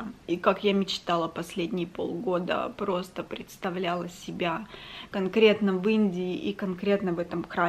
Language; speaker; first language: Russian; native; Russian